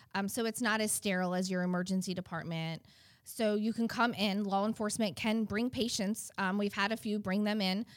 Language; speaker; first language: English; native; English